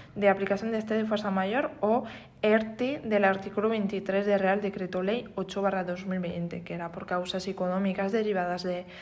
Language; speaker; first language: Spanish; non-native, fluent; French